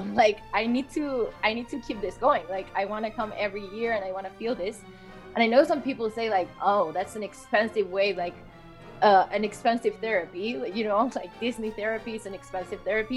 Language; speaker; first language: English; non-native, fluent; Spanish